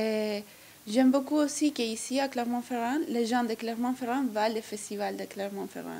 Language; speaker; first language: French; non-native, learner; Italian